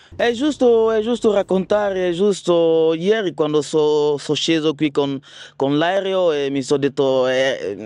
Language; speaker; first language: Italian; non-native, learner; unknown